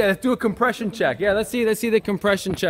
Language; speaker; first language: English; native; English